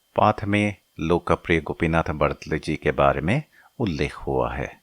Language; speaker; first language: Hindi; non-native, local second language; Assamese